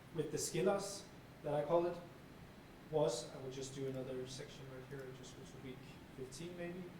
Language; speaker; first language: English; non-native, fluent; Danish